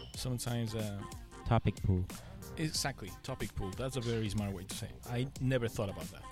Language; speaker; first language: English; non-native, fluent; Spanish